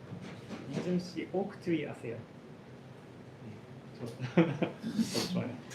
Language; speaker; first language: Korean; non-native, learner; Japanese